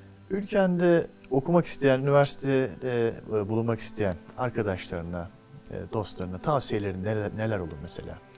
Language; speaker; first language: Turkish; native; Turkish